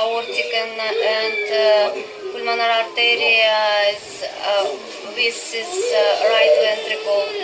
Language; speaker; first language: English; non-native, learner; Russian